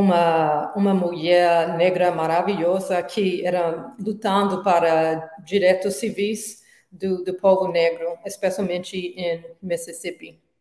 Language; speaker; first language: Portuguese; non-native, learner; English